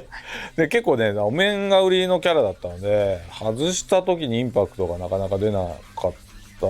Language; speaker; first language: Japanese; native; Japanese